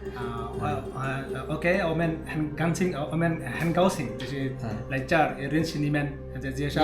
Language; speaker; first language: Chinese; non-native, fluent; Bangla